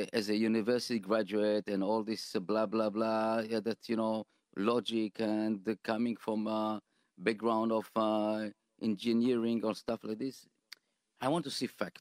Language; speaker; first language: English; non-native, fluent; Hebrew